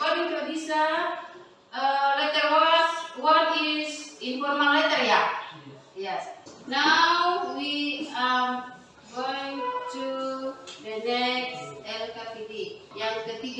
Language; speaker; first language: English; non-native, learner; Indonesian